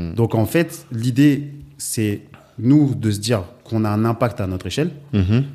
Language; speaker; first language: French; native; French